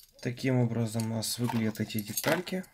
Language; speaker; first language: Russian; native; Russian